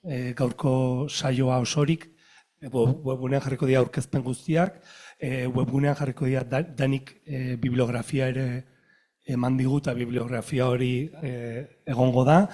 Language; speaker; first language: Basque; native; Basque